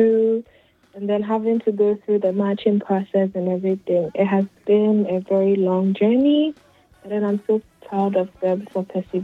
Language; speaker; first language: English; non-native, local second language; Akan